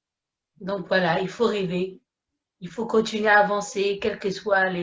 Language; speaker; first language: French; early bilingual, other home language; Haitian Creole